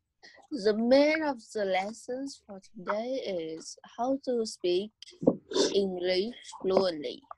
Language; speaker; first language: English; non-native, learner; Vietnamese